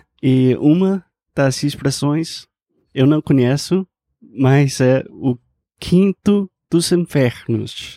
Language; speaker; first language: Portuguese; non-native, fluent; English